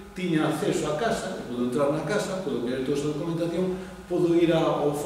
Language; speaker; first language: Spanish; non-native, local second language; Galician